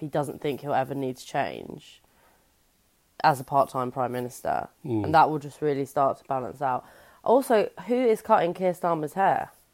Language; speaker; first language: English; native; English